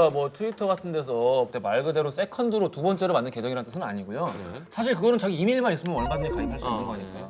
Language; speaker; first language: Korean; native; Korean